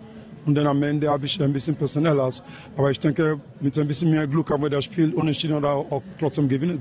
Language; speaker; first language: German; non-native, learner; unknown